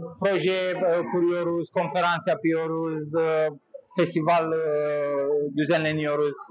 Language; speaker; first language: Turkish; non-native, learner; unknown